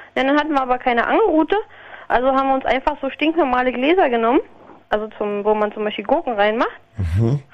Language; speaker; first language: German; non-native, fluent; Polish